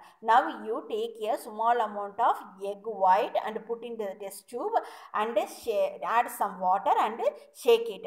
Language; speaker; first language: English; non-native, local second language; Tamil